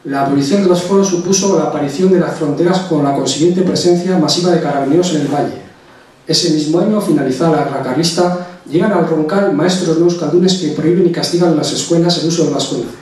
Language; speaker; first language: Spanish; non-native, local second language; Basque